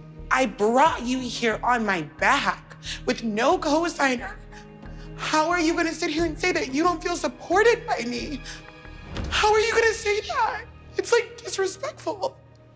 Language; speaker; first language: English; native; English